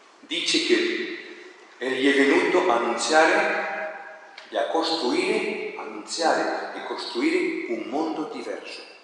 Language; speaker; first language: Italian; non-native, fluent; Spanish